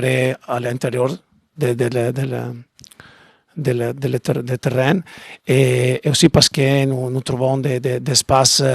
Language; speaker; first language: French; non-native, learner; Italian